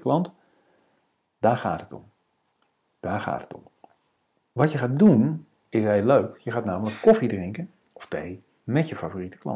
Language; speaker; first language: Dutch; native; Dutch